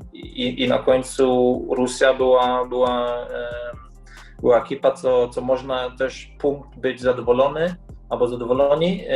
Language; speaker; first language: Polish; early bilingual, heritage; Polish